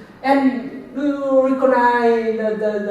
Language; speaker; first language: English; non-native, learner; Vietnamese